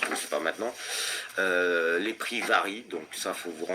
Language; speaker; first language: French; native; French